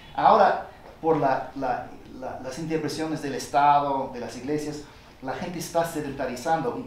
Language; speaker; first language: Spanish; non-native, fluent; English